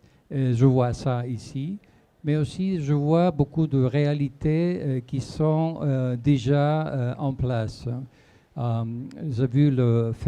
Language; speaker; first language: French; non-native, fluent; Spanish